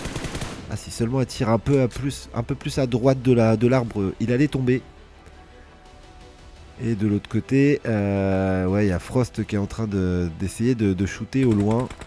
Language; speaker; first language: French; native; French